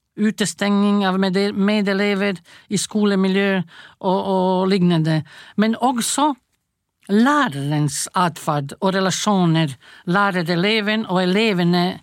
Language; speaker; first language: Norwegian; non-native, fluent; Croatian